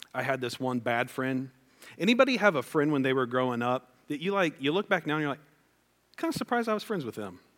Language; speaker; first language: English; native; English